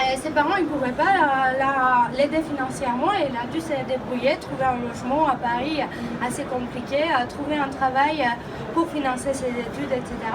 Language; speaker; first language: French; non-native, fluent; Greek